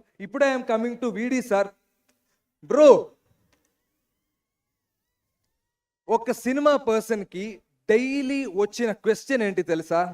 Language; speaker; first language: Telugu; non-native, learner; Malayalam